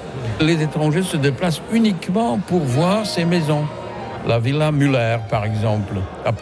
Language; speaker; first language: French; non-native, fluent; Czech